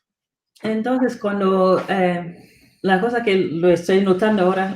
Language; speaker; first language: Spanish; non-native, fluent; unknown